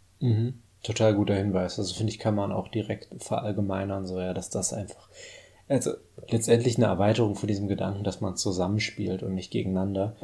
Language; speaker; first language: German; native; German